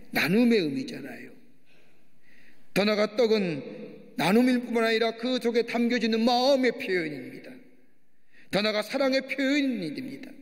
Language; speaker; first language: Korean; native; Korean